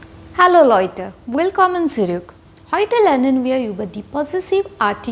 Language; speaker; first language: German; non-native, fluent; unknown